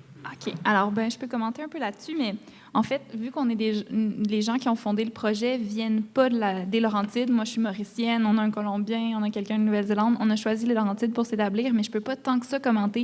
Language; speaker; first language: French; native; French